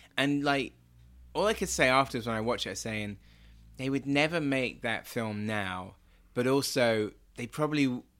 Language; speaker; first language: English; native; English